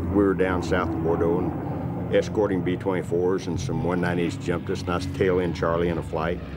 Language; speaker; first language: English; native; English